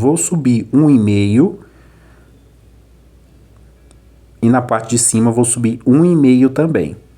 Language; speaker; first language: Portuguese; native; Portuguese